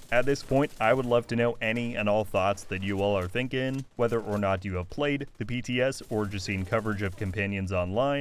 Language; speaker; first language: English; native; English